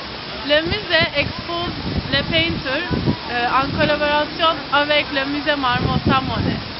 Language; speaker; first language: French; non-native, learner; Turkish